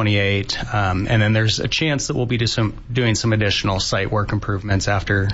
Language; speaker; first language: English; native; English